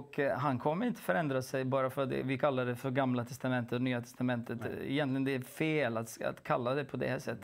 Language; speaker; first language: Swedish; non-native, fluent; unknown